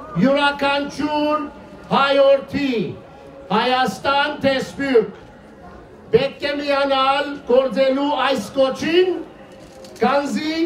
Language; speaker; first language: Armenian; early bilingual, heritage; Armenian